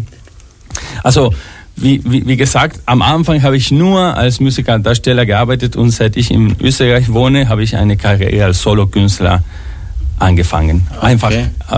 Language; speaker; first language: German; non-native, fluent; Spanish